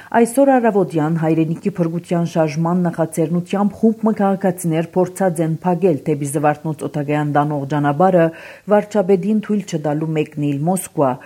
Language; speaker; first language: Armenian; early bilingual, heritage; Armenian